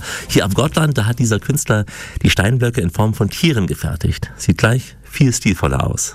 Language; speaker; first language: German; native; German